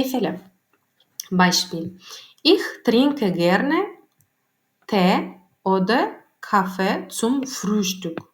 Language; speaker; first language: German; non-native, learner; Turkmen